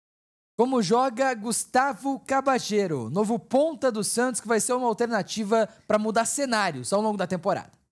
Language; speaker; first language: Portuguese; native; Portuguese